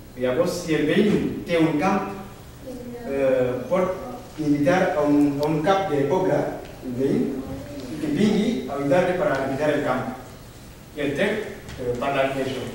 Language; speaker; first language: Catalan; non-native, learner; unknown